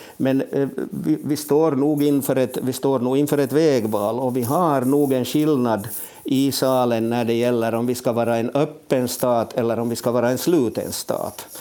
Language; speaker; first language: Swedish; native; Swedish